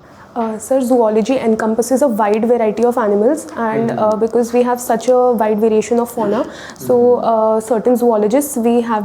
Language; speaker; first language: English; non-native, local second language; Hindi